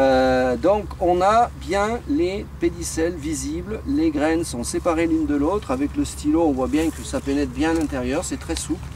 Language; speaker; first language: French; native; French